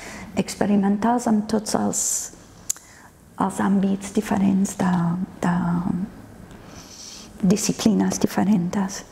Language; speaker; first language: Catalan; non-native, fluent; English